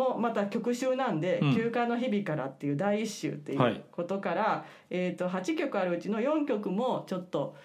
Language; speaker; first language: Japanese; native; Japanese